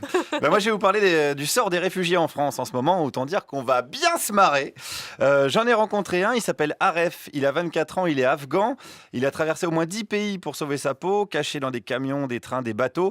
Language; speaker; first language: French; native; French